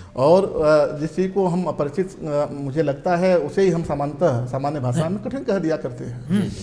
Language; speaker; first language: Hindi; native; Hindi